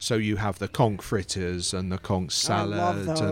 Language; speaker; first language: English; native; English